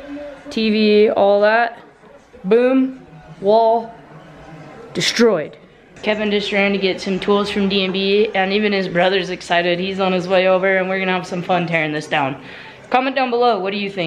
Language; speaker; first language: English; native; English